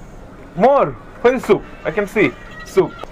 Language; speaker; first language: English; non-native, learner; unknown